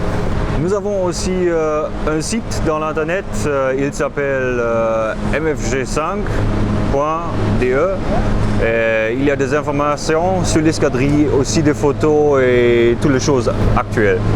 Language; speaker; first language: French; non-native, fluent; German